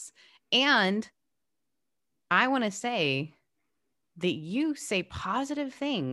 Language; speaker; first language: English; native; English